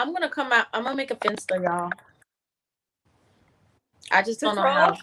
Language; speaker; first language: English; native; English